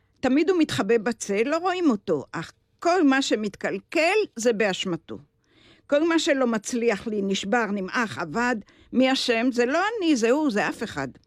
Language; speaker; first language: Hebrew; native; Hebrew